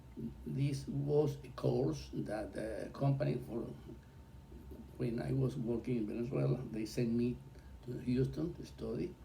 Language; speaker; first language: English; non-native, learner; Spanish